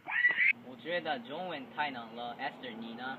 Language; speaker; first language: Chinese; non-native, learner; English